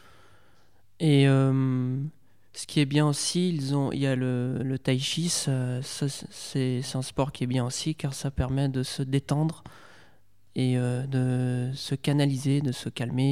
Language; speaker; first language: French; native; French